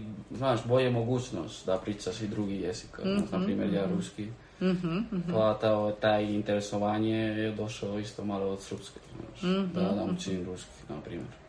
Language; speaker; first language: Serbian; early bilingual, heritage; Spanish